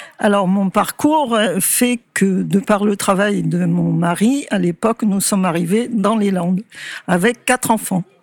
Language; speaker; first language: French; native; French